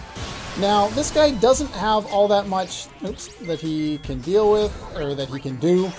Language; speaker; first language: English; native; English